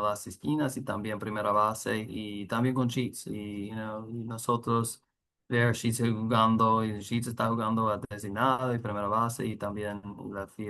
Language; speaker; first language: Spanish; non-native, learner; English